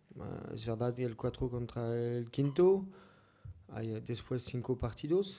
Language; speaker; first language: Spanish; non-native, fluent; French